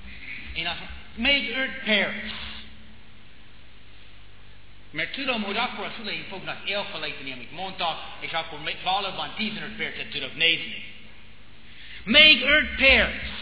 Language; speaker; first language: Hungarian; non-native, fluent; English